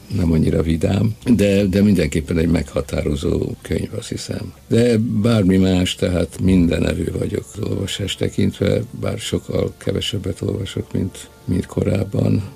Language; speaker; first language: Hungarian; native; Hungarian